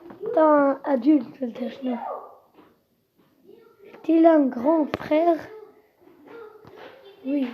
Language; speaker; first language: French; non-native, local second language; Arabic